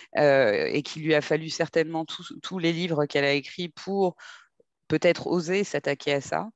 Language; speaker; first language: French; native; French